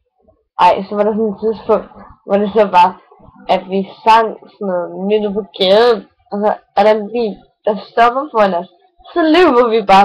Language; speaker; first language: Danish; native; Danish